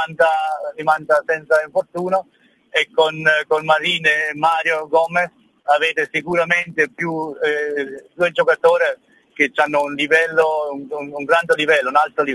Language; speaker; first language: Italian; early bilingual, heritage; German